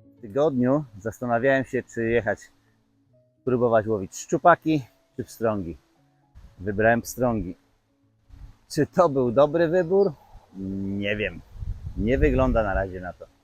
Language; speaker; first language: Polish; native; Polish